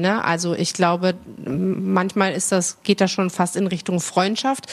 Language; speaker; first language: German; native; German